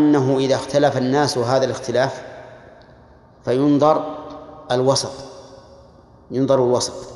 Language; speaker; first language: Arabic; native; Arabic